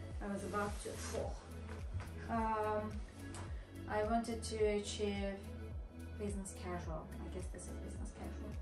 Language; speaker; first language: English; non-native, fluent; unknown